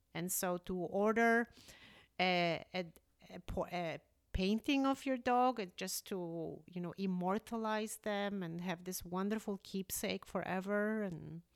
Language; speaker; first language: English; early bilingual, other home language; Polish